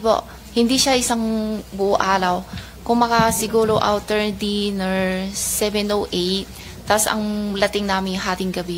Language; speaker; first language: Filipino; non-native, learner; Chinese